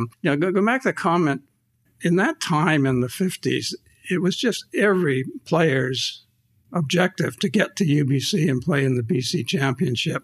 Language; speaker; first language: English; native; English